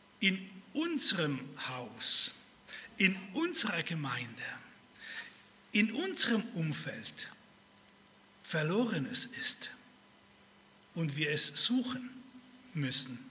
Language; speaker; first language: German; early bilingual, other home language; Spanish